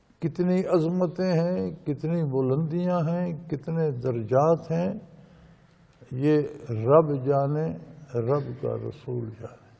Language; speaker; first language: Urdu; non-native, local second language; Punjabi